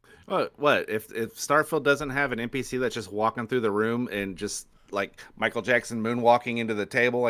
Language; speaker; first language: English; native; English